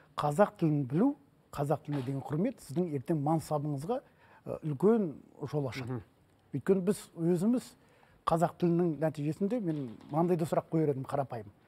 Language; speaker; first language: Kazakh; non-native, local second language; Russian